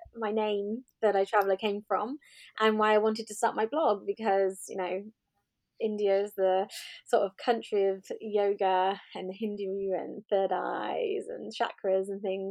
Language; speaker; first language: English; native; English